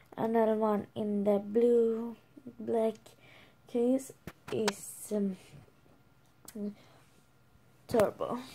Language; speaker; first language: English; non-native, learner; Swedish